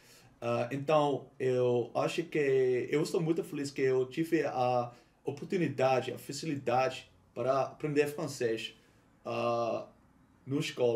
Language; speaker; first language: Portuguese; non-native, learner; Dutch